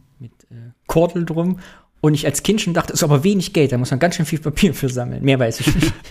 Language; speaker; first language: German; native; German